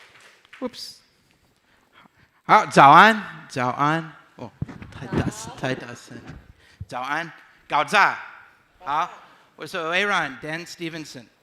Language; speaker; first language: Chinese; non-native, learner; English